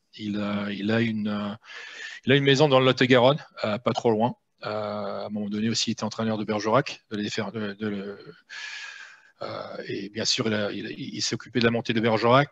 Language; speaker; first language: French; native; French